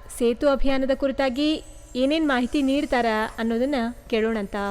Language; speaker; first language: Kannada; native; Kannada